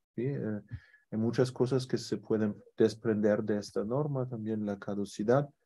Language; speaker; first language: Spanish; non-native, fluent; German